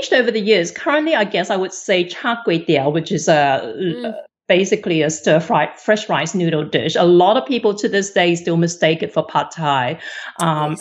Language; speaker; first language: English; non-native, local second language; Cantonese